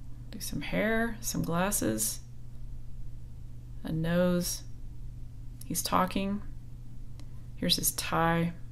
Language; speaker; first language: English; native; English